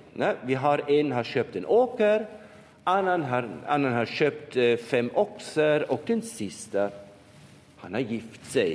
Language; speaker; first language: Swedish; non-native, fluent; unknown